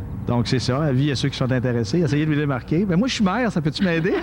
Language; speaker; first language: French; native; French